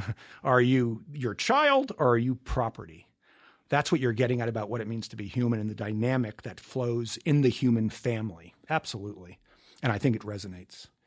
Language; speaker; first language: English; native; English